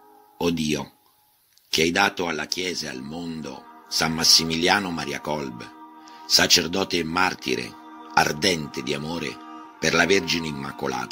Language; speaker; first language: Italian; native; Italian